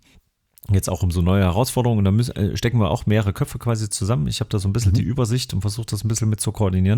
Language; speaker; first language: German; native; German